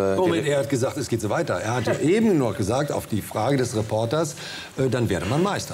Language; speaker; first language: German; native; German